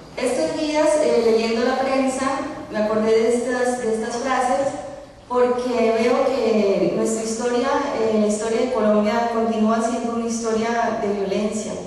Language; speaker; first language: Spanish; native; Spanish